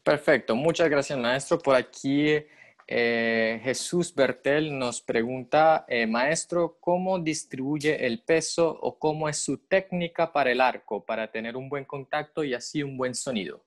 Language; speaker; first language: Spanish; native; Spanish